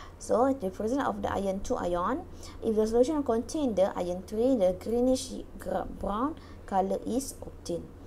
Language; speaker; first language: English; non-native, local second language; Malay